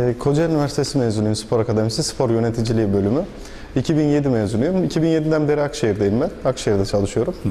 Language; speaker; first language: Turkish; native; Turkish